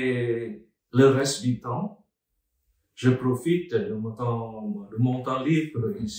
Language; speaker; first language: French; non-native, fluent; Vietnamese